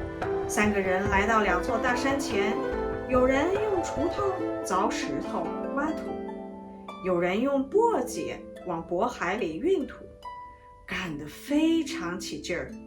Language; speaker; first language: Chinese; native; Chinese